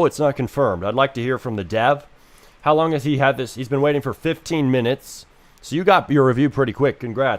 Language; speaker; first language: English; native; English